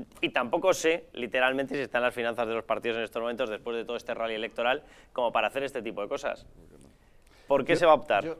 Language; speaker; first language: Spanish; native; Spanish